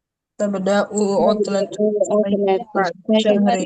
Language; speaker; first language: Arabic; non-native, learner; Indonesian